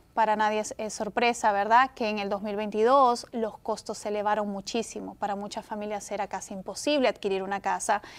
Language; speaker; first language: Spanish; native; Spanish